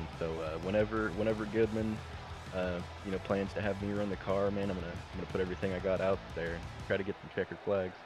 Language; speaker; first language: English; native; English